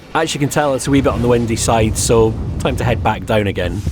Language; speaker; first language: English; native; English